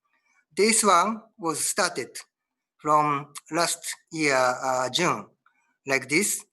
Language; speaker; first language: English; non-native, learner; Japanese